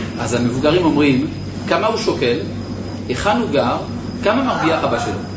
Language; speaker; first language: Hebrew; native; Hebrew